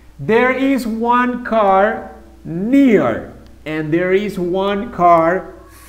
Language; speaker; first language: English; non-native, fluent; Spanish